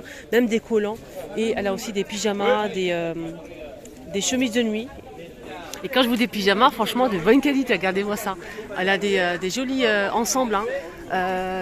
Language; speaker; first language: French; native; French